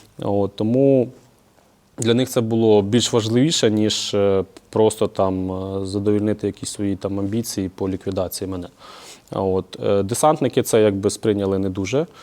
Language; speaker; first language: Ukrainian; native; Ukrainian